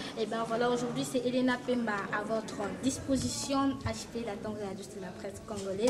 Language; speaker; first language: French; non-native, local second language; Lingala